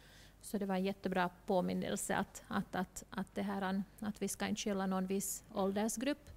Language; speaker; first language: Swedish; non-native, local second language; Finnish